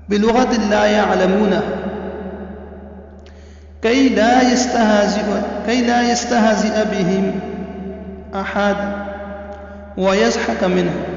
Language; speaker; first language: Arabic; non-native, fluent; Urdu